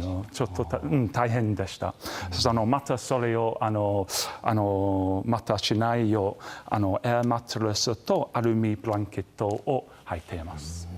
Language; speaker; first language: Japanese; non-native, fluent; English